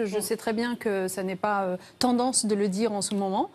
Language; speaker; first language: French; early bilingual, other home language; Riffian